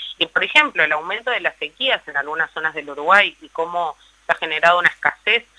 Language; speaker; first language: Spanish; native; Spanish